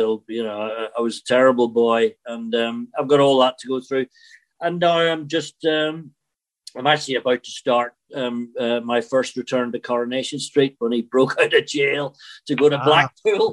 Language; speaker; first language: English; native; English